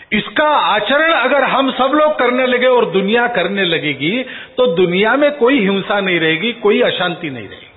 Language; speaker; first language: Hindi; non-native, local second language; Marathi